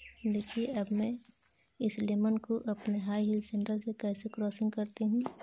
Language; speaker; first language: Hindi; native; Hindi